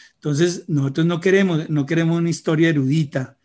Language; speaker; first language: Spanish; native; Spanish